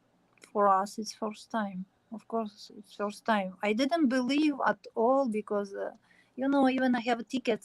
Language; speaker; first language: English; non-native, learner; Ukrainian